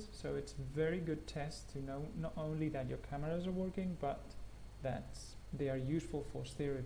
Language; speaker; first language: English; non-native, fluent; Spanish